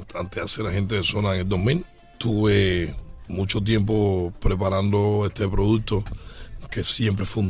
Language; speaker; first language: Spanish; native; Spanish